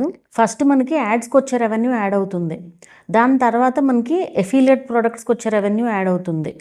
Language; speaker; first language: Telugu; native; Telugu